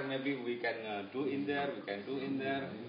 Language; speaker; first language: English; non-native, learner; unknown